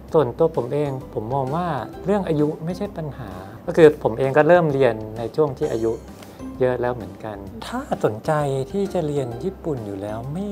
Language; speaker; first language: Thai; native; Thai